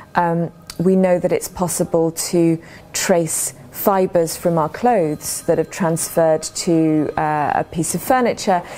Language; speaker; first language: English; native; English